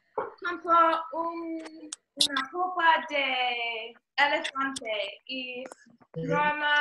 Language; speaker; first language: Spanish; non-native, learner; English